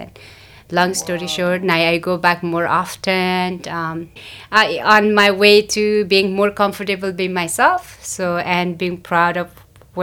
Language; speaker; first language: English; non-native, local second language; Nepali